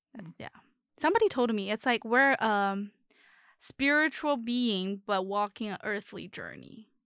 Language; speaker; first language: English; non-native, fluent; Chinese